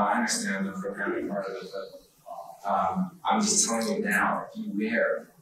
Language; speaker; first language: English; native; English